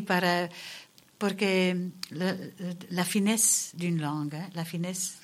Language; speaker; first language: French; non-native, local second language; Dutch